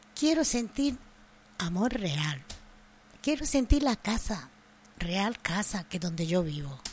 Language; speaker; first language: Spanish; non-native, fluent; Japanese